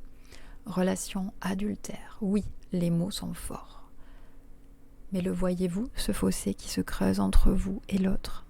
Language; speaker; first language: French; native; French